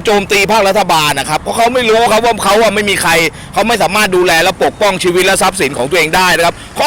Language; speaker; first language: Thai; native; Thai